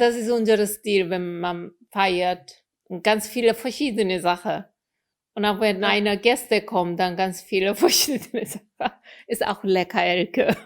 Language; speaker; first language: German; non-native, fluent; Korean